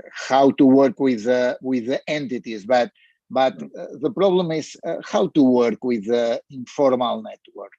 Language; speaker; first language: English; non-native, learner; Spanish